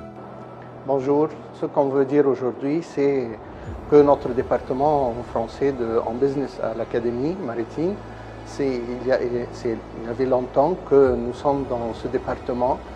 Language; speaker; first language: French; non-native, fluent; Arabic